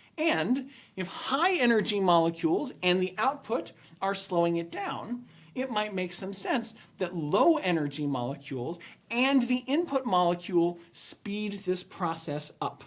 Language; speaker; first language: English; native; English